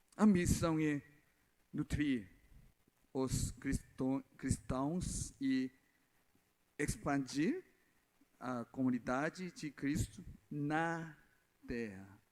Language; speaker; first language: Portuguese; non-native, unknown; Korean